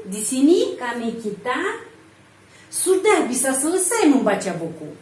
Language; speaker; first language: Indonesian; non-native, fluent; Russian